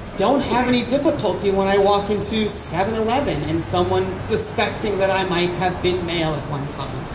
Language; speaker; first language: English; native; English